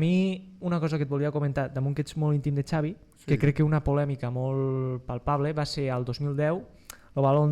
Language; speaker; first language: Catalan; native; Catalan